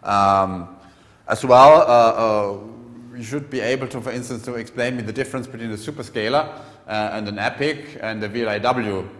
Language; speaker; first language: English; non-native, fluent; German